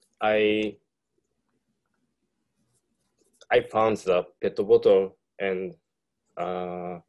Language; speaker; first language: English; non-native, learner; Japanese